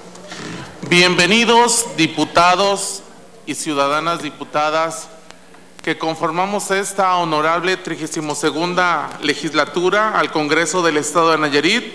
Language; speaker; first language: Spanish; native; Spanish